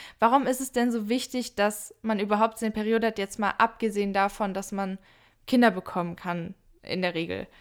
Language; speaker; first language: German; native; German